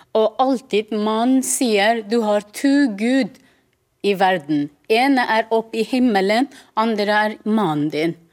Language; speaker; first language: Norwegian; non-native, learner; Persian